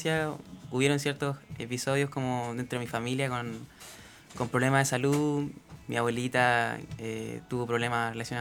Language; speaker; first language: Spanish; native; Spanish